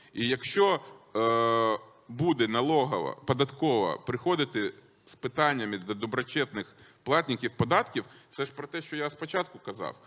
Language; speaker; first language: Ukrainian; non-native, local second language; Russian